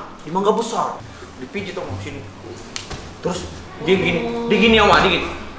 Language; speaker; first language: Indonesian; native; Indonesian